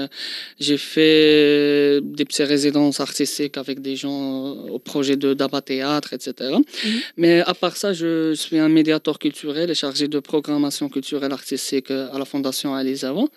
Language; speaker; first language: French; non-native, local second language; Arabic